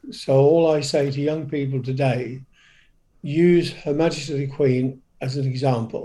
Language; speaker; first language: English; native; English